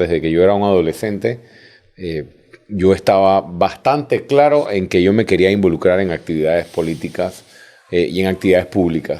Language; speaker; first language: Spanish; native; Spanish